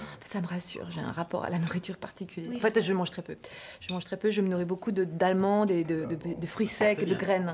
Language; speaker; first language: French; native; French